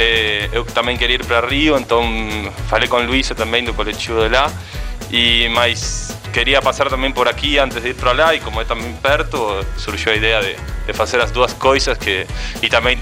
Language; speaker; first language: Portuguese; non-native, fluent; Spanish